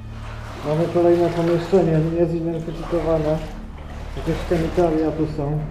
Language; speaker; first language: Polish; native; Polish